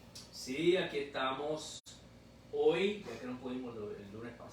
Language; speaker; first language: Spanish; native; Spanish